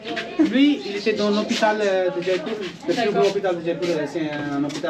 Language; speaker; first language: French; non-native, fluent; Hindi